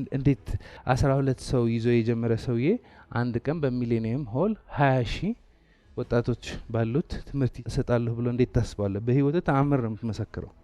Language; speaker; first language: Amharic; non-native, local second language; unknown